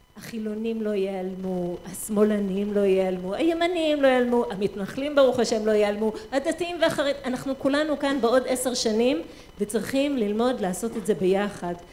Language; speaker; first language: Hebrew; non-native, fluent; English